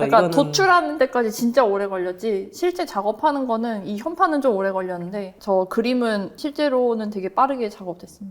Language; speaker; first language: Korean; native; Korean